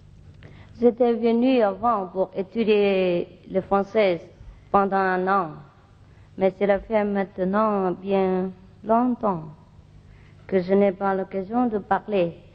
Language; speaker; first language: French; non-native, fluent; Vietnamese